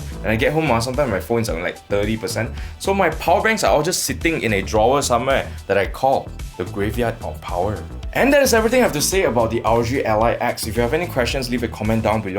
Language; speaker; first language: English; native; English